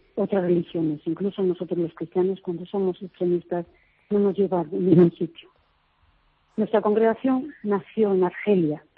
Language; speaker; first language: Spanish; native; Spanish